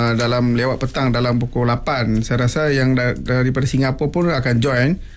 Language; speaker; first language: Malay; non-native, local second language; Tamil